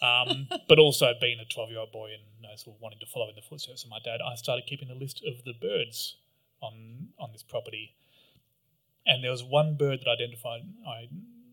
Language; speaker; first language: English; native; English